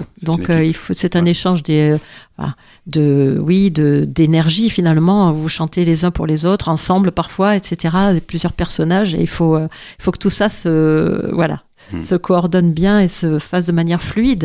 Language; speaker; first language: French; native; French